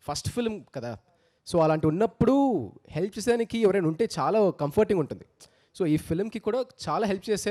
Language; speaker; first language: Telugu; early bilingual, heritage; Telugu